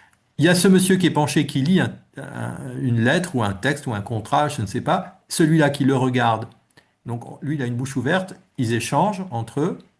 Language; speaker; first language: French; native; French